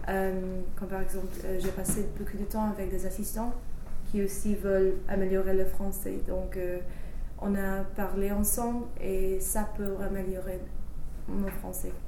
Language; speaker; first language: French; non-native, fluent; English